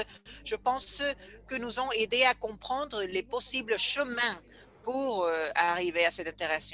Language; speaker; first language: French; non-native, fluent; Spanish